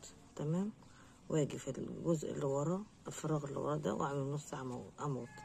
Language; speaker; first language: Arabic; native; Arabic